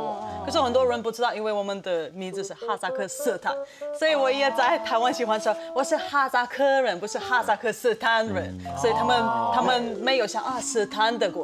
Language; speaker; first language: Chinese; non-native, fluent; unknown